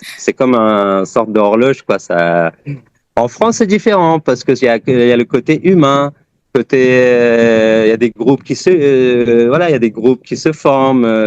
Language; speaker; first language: French; early bilingual, other home language; Persian